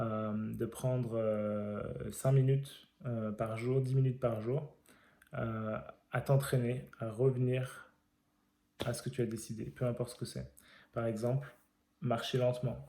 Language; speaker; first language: French; native; French